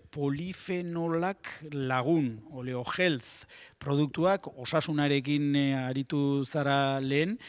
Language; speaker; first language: Basque; native; Basque